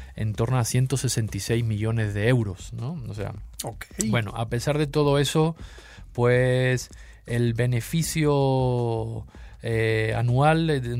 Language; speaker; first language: Spanish; native; Spanish